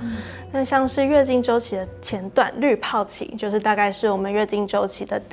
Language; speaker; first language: Chinese; native; Chinese